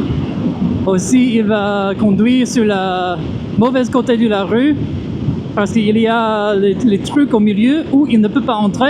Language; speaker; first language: French; non-native, fluent; English